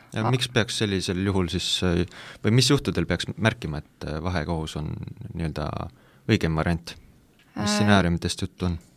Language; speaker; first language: Estonian; native; Estonian